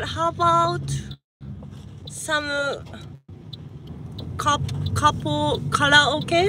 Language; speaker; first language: English; non-native, learner; Japanese